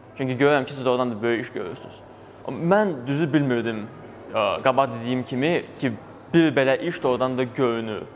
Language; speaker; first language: Azerbaijani; early bilingual, other home language; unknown